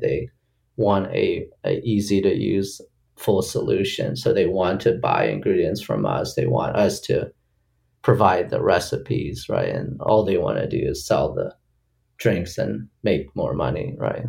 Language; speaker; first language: English; early bilingual, other home language; Chinese